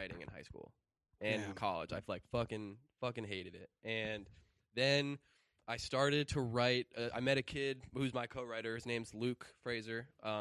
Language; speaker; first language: English; native; English